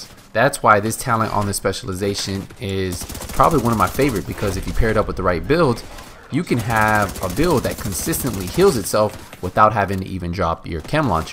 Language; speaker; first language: English; native; English